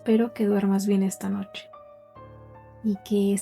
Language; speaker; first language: Spanish; native; Spanish